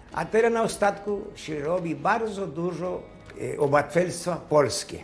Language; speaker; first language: Polish; early bilingual, heritage; Polish